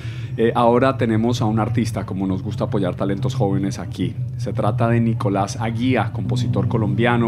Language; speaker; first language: Spanish; native; Spanish